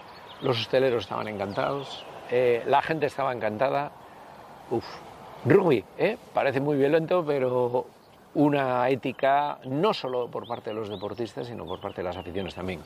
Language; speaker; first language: Spanish; native; Spanish